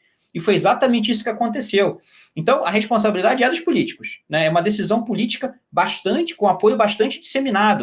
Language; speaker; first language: Portuguese; native; Portuguese